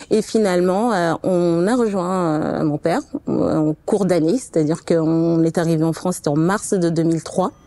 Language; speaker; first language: French; non-native, fluent; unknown